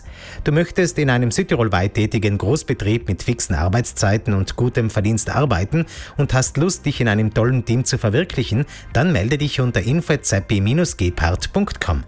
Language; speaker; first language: German; native; German